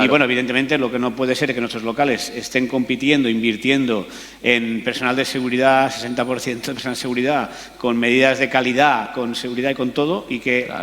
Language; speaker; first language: Spanish; native; Spanish